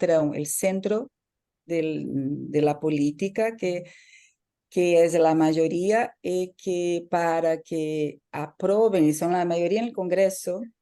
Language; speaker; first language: Spanish; non-native, fluent; Portuguese